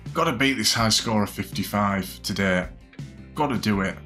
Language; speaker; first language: English; native; English